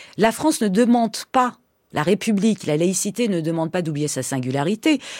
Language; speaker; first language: French; early bilingual, other home language; Persian